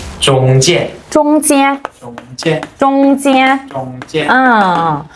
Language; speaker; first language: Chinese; non-native, learner; Korean